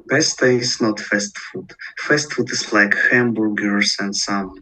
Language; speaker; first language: English; non-native, learner; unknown